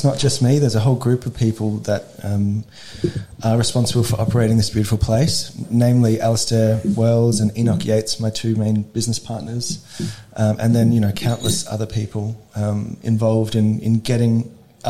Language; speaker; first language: English; native; English